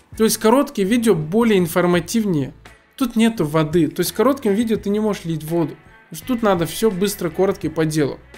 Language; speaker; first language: Russian; early bilingual, other home language; Azerbaijani